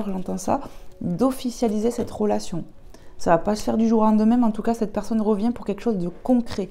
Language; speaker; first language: French; native; French